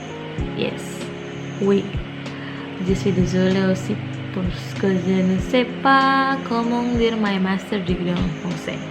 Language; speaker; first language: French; non-native, learner; Indonesian